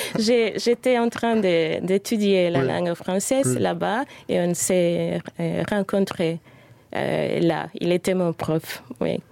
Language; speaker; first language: French; non-native, fluent; Spanish